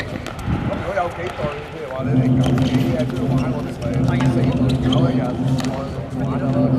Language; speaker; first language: Chinese; native; Chinese